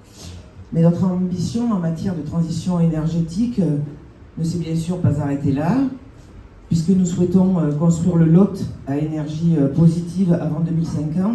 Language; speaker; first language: French; native; French